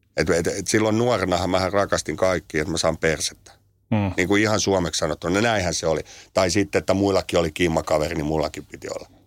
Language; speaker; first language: Finnish; native; Finnish